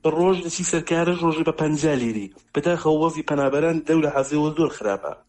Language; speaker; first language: Central Kurdish; native; Central Kurdish